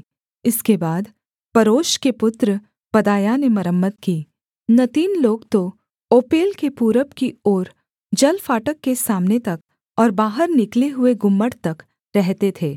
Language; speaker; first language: Hindi; native; Hindi